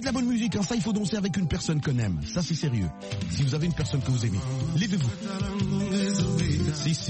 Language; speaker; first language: French; non-native, local second language; Lingala